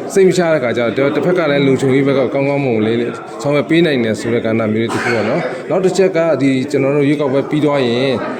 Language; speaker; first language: Burmese; non-native, local second language; Shan